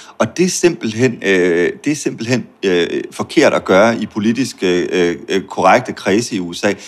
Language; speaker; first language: Danish; native; Danish